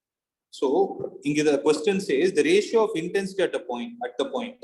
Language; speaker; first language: English; non-native, local second language; Tamil